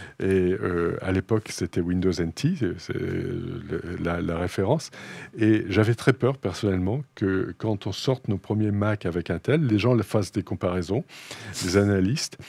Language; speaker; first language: French; native; French